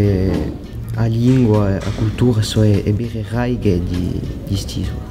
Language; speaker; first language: Italian; non-native, learner; French